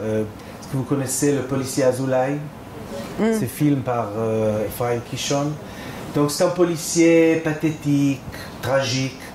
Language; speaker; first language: French; non-native, fluent; Hebrew